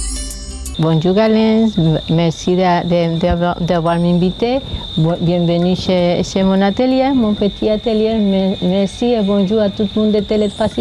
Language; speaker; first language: French; non-native, fluent; Spanish